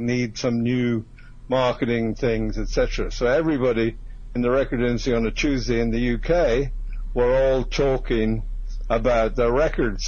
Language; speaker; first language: English; native; English